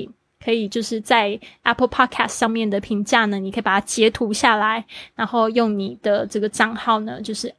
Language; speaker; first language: Chinese; native; Chinese